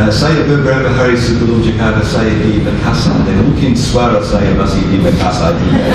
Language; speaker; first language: Indonesian; non-native, fluent; English